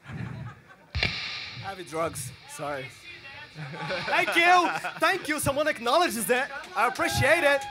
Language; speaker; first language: English; non-native, fluent; Portuguese